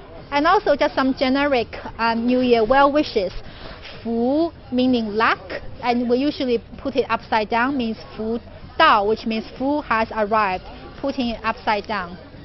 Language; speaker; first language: English; non-native, fluent; Chinese